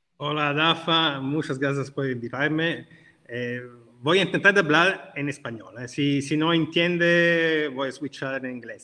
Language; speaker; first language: Spanish; non-native, learner; Italian